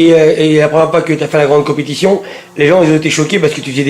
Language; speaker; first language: French; native; French